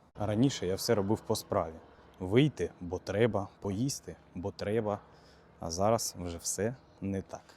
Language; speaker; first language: Ukrainian; native; Ukrainian